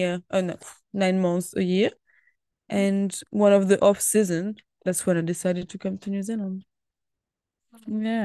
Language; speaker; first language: English; non-native, fluent; French